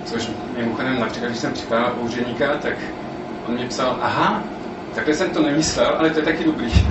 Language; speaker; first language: Czech; non-native, fluent; French